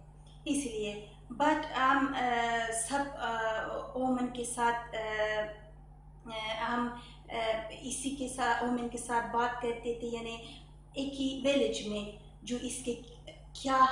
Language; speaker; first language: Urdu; non-native, learner; Persian